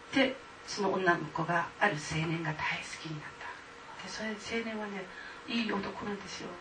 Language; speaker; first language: Japanese; non-native, fluent; Korean